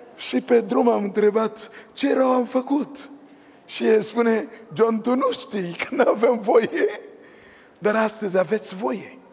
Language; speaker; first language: Romanian; non-native, fluent; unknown